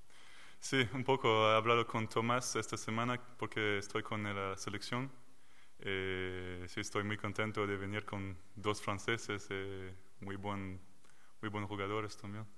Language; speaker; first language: Spanish; non-native, learner; French